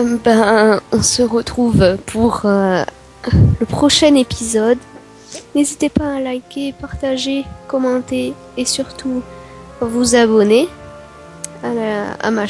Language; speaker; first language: French; native; French